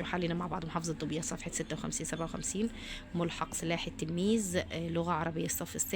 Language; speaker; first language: Arabic; native; Arabic